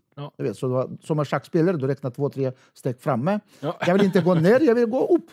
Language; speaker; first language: Swedish; non-native, fluent; Russian